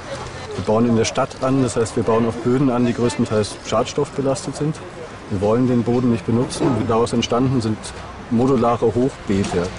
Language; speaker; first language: German; native; German